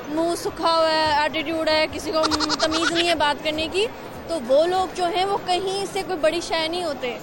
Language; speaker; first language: Urdu; native; Urdu